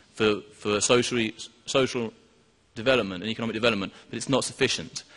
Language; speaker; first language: English; native; English